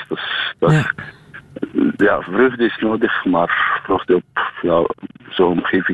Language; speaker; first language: Dutch; non-native, fluent; Arabic